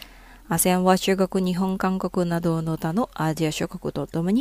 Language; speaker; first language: Japanese; non-native, fluent; Indonesian